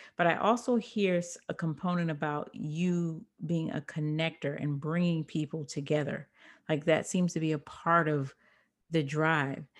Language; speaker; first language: English; native; English